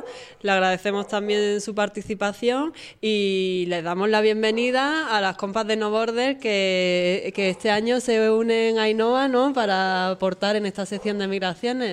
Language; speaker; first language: Spanish; native; Spanish